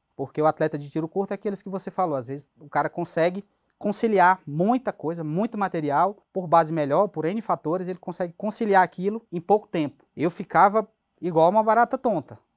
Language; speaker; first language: Portuguese; native; Portuguese